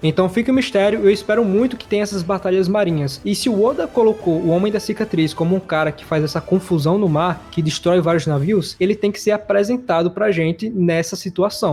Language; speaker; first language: Portuguese; native; Portuguese